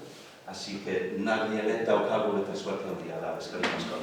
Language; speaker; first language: Basque; non-native, fluent; English